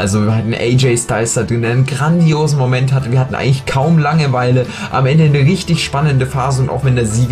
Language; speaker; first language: German; native; German